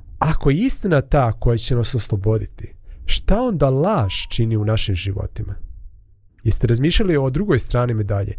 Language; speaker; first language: Bosnian; native; Bosnian